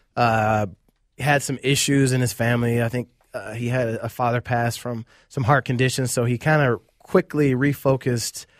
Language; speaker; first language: English; native; English